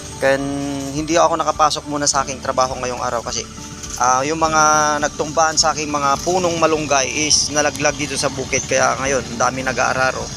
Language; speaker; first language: Filipino; non-native, local second language; Iloko